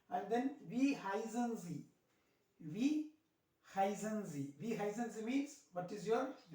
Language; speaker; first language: German; non-native, learner; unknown